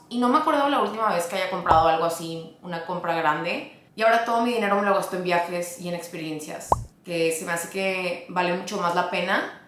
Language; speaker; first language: Spanish; early bilingual, heritage; Spanish